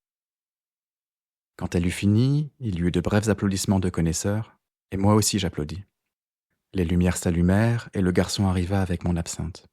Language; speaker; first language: French; native; French